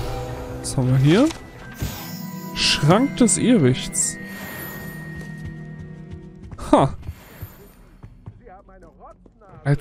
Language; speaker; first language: German; native; German